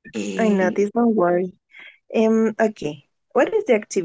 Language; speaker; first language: English; non-native, learner; Spanish